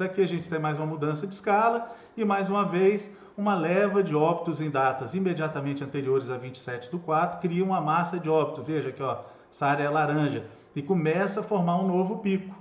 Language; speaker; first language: Portuguese; native; Portuguese